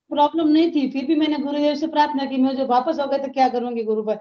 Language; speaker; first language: Hindi; native; Hindi